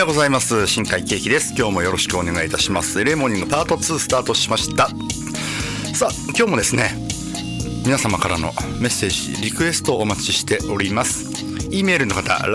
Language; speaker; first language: Japanese; native; Japanese